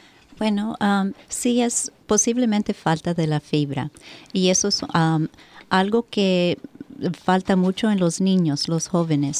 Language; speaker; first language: Spanish; early bilingual, heritage; Spanish